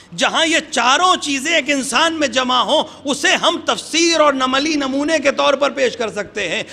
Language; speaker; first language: Urdu; native; Urdu